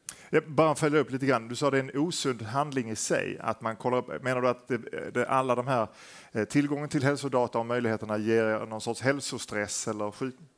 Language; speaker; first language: Swedish; native; Swedish